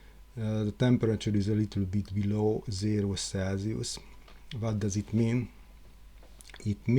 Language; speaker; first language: English; non-native, learner; Hungarian